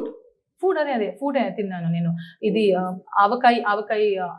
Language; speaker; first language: Telugu; non-native, learner; Kannada